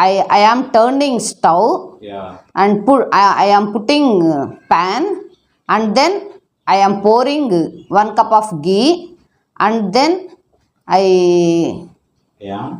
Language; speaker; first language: English; non-native, learner; Telugu